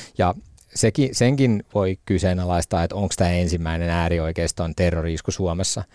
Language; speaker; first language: Finnish; native; Finnish